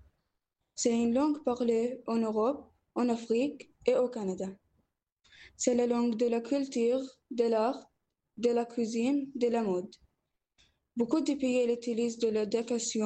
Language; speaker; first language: French; non-native, learner; Arabic